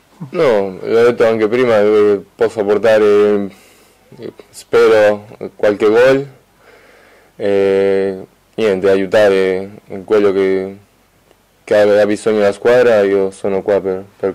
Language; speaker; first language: Italian; non-native, fluent; Spanish